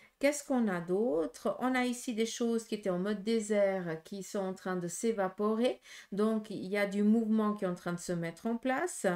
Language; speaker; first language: French; native; French